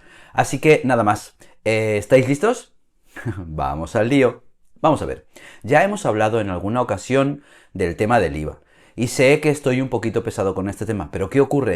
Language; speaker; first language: Spanish; native; Spanish